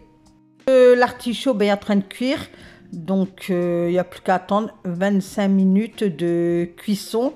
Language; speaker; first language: French; native; French